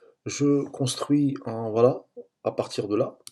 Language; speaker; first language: French; native; French